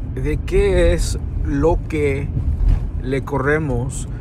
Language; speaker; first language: Spanish; early bilingual, heritage; Spanish